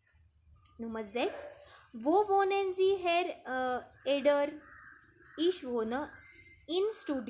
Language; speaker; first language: German; non-native, fluent; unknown